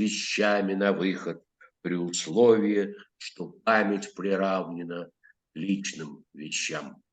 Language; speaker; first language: Russian; native; Russian